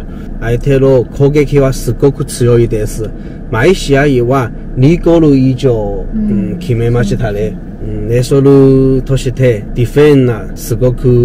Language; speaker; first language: Japanese; non-native, fluent; Chinese